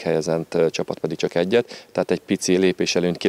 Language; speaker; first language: Hungarian; native; Hungarian